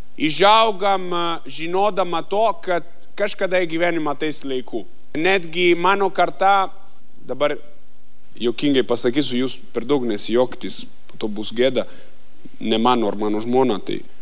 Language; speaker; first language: Lithuanian; non-native, fluent; Italian